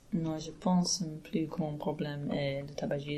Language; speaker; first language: French; non-native, learner; English